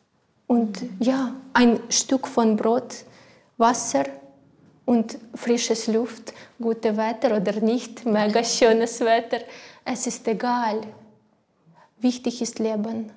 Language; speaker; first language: German; non-native, learner; Ukrainian